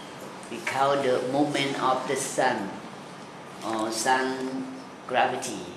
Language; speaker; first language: English; non-native, learner; Thai